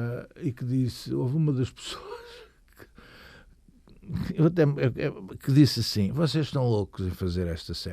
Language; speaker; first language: Portuguese; native; Portuguese